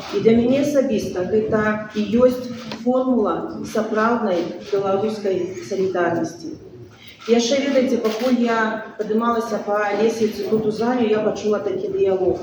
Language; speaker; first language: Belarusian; non-native, local second language; Russian